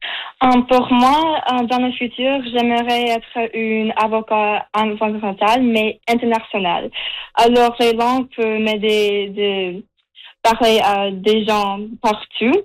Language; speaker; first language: French; non-native, local second language; English